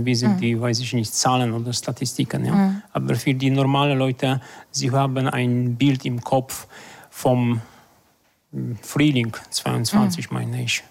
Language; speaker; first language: German; non-native, fluent; Polish